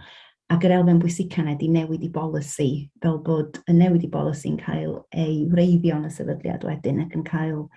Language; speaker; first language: Welsh; native; Welsh